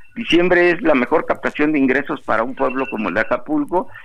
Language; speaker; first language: Spanish; native; Spanish